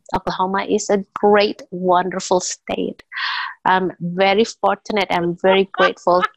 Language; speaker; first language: English; non-native, fluent; Indonesian